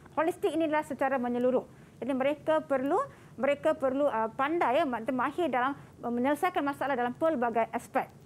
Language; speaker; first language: Malay; non-native, local second language; Tamil